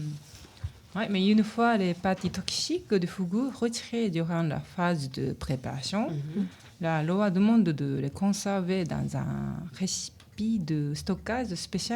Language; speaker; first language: French; non-native, learner; Japanese